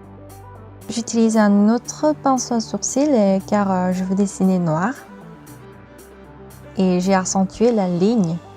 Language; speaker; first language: French; non-native, learner; Korean